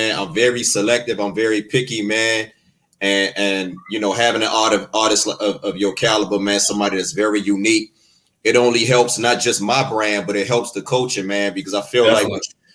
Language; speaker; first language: English; native; English